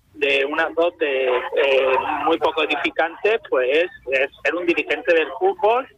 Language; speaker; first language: Spanish; native; Spanish